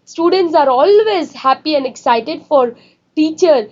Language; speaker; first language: English; non-native, local second language; Marathi